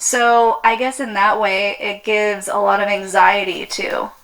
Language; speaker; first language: English; native; English